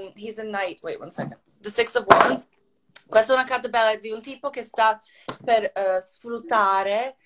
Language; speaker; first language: Italian; non-native, fluent; Croatian